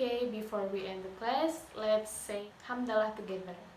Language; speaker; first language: English; non-native, learner; Indonesian